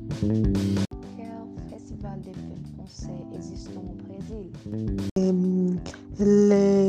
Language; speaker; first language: French; non-native, learner; Portuguese